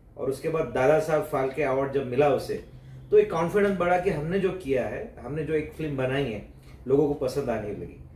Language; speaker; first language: Hindi; non-native, local second language; Marathi